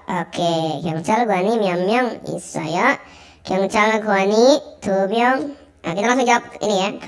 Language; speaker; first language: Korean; non-native, learner; Indonesian